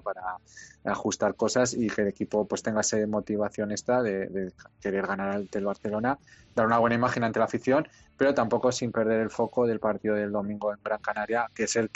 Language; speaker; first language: Spanish; native; Spanish